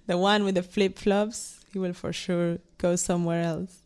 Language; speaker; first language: English; non-native, fluent; Spanish